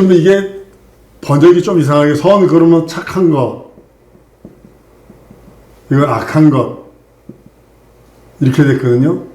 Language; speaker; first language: Korean; native; Korean